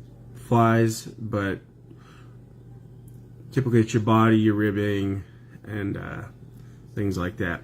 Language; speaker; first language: English; native; English